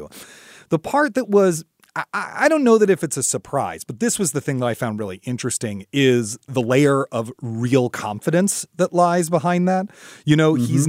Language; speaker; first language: English; native; English